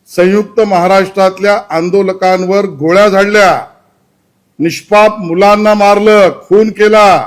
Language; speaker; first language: Marathi; native; Marathi